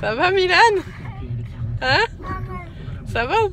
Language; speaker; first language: French; native; French